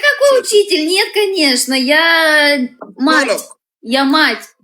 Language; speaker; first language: Russian; native; Russian